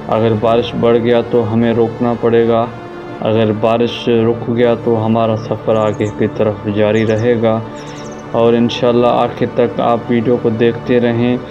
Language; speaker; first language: Urdu; non-native, local second language; Sindhi